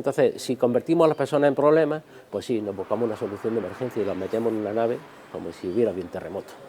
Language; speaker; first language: Spanish; native; Spanish